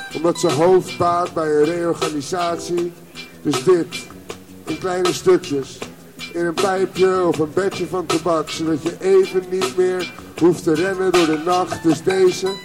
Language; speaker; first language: Dutch; native; Dutch